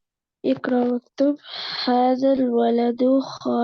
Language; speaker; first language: Arabic; non-native, learner; Urdu